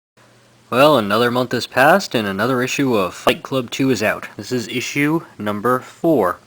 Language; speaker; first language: English; native; English